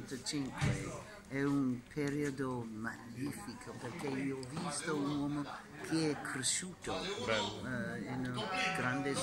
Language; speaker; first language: Italian; non-native, fluent; English